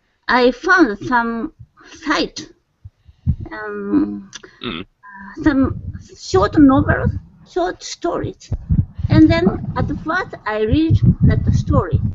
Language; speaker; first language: English; non-native, learner; Japanese